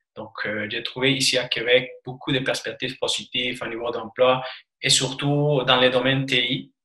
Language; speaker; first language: French; non-native, fluent; Spanish